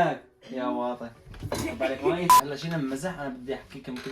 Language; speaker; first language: Arabic; native; Arabic